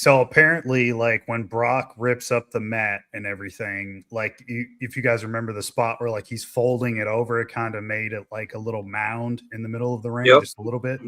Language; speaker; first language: English; native; English